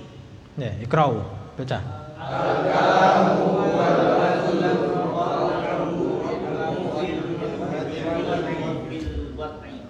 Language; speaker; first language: Arabic; non-native, fluent; Indonesian